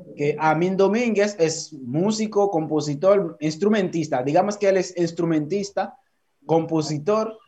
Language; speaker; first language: Spanish; non-native, fluent; Haitian Creole